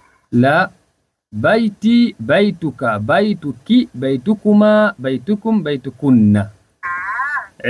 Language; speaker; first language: Arabic; non-native, fluent; Swahili